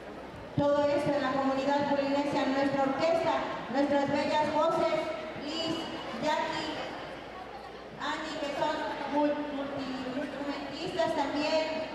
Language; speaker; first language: Spanish; native; Spanish